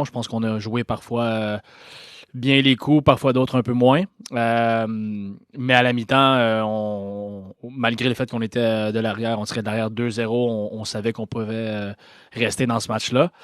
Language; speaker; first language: French; native; French